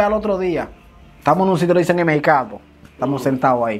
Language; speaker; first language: Spanish; native; Spanish